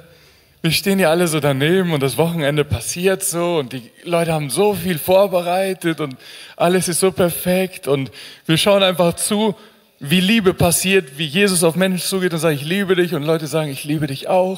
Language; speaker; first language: German; native; German